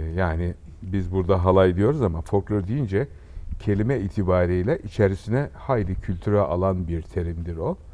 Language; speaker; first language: Turkish; native; Turkish